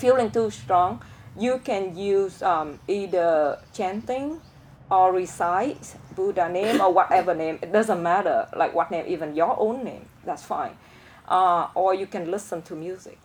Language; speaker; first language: English; non-native, fluent; Vietnamese